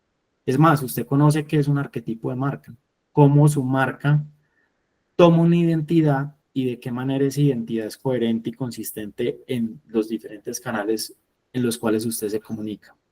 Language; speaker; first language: Spanish; native; Spanish